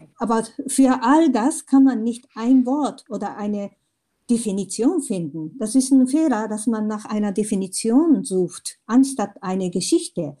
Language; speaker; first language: German; non-native, fluent; Japanese